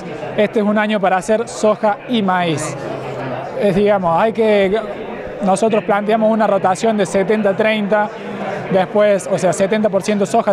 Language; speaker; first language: Spanish; native; Spanish